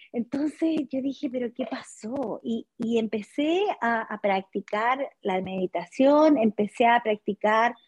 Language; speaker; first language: Spanish; native; Spanish